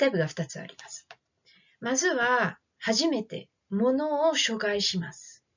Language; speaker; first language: Japanese; non-native, fluent; French